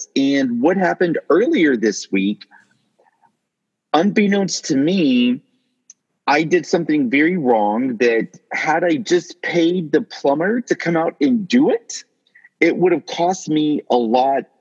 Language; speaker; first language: English; native; English